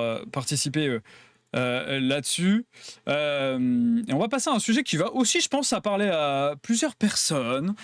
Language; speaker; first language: French; native; French